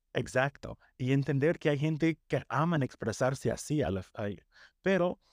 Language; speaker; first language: Spanish; non-native, fluent; English